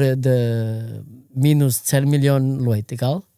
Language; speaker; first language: German; non-native, learner; Portuguese